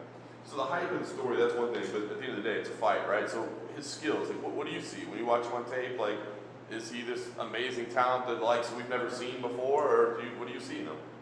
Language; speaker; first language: English; native; English